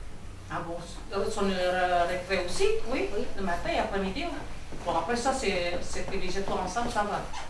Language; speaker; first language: French; non-native, fluent; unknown